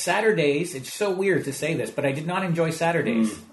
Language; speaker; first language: English; native; English